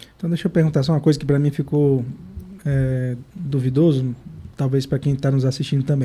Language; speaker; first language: Portuguese; native; Portuguese